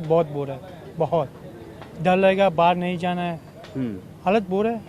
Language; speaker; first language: Hindi; non-native, fluent; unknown